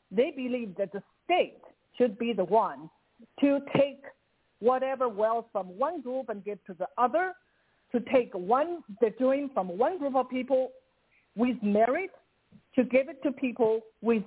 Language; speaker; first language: English; non-native, fluent; Chinese